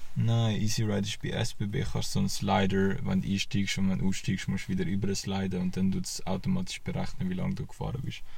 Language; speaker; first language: German; native; German